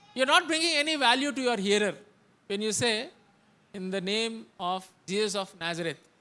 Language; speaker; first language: English; non-native, local second language; Telugu